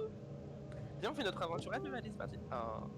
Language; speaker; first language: French; native; French